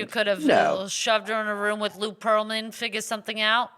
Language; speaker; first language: English; native; English